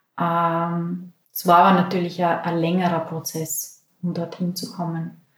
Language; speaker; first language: German; native; German